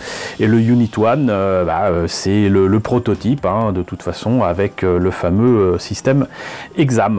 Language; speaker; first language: French; native; French